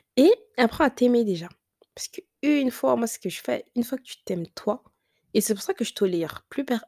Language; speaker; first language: French; early bilingual, other home language; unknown